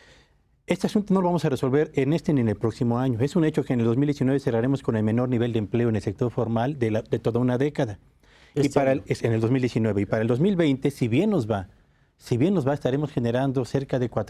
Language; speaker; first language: Spanish; native; Spanish